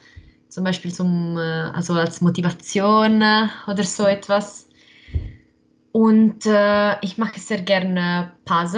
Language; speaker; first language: German; non-native, local second language; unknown